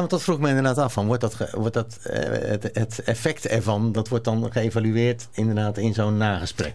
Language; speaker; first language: Dutch; native; Dutch